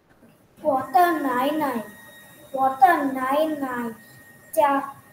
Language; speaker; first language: Chinese; non-native, learner; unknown